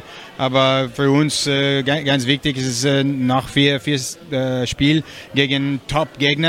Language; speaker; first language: German; non-native, learner; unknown